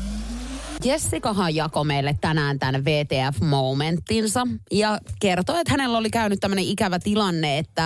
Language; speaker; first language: Finnish; native; Finnish